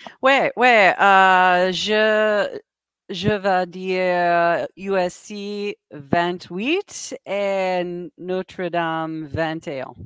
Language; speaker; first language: French; non-native, learner; English